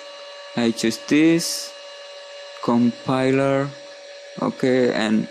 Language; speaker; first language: English; non-native, learner; Indonesian